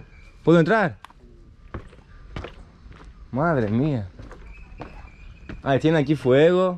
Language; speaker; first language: Spanish; non-native, learner; Greek